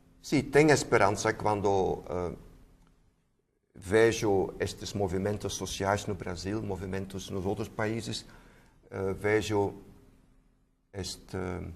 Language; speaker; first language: Portuguese; non-native, fluent; Dutch